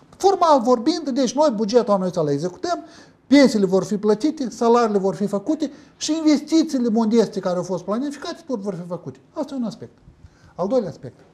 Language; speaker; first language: Romanian; native; Romanian